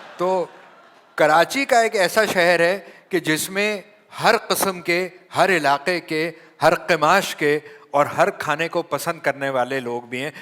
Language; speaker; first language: Urdu; native; Urdu